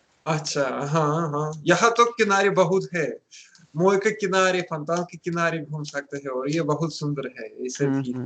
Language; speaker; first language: Hindi; non-native, learner; Russian